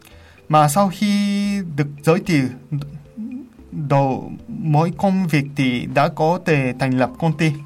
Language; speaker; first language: Vietnamese; non-native, fluent; Japanese